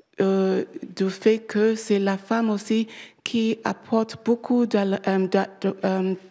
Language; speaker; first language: French; non-native, learner; English